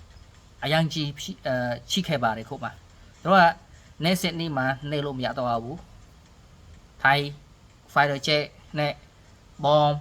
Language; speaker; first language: Burmese; non-native, learner; Khmer